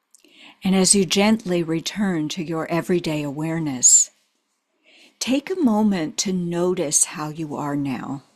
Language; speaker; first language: English; native; English